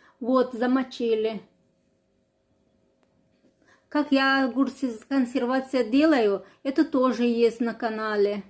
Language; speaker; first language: Russian; non-native, fluent; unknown